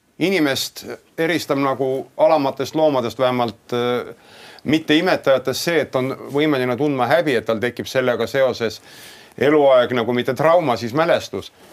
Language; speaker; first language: Estonian; native; Estonian